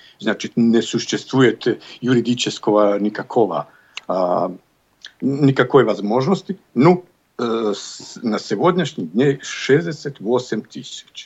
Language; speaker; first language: Russian; non-native, learner; Bosnian